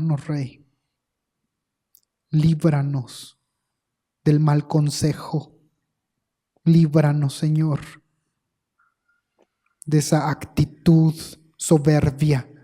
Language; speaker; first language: Spanish; native; Spanish